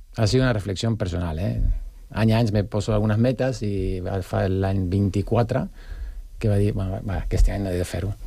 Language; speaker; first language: Catalan; non-native, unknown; Spanish